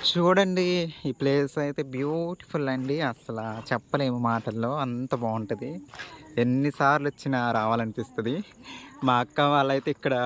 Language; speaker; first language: Telugu; native; Telugu